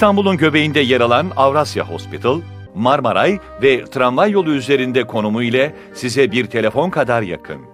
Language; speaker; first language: Turkish; native; Turkish